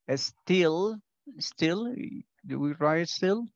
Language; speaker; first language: English; non-native, fluent; Spanish